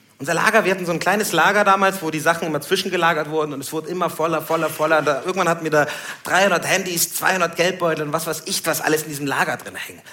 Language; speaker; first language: German; early bilingual, other home language; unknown